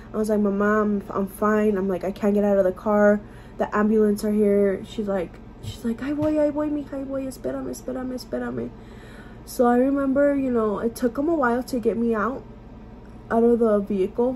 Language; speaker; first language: English; early bilingual, other home language; Spanish